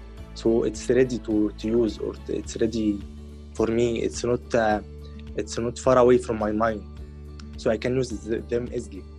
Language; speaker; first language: English; non-native, learner; Arabic